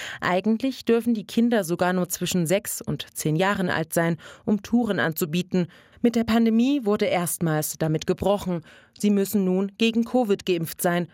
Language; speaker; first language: German; native; German